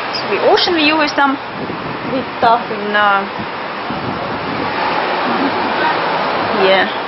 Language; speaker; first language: English; non-native, fluent; Russian